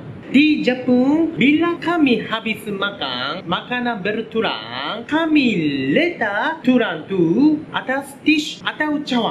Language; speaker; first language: Indonesian; non-native, learner; Japanese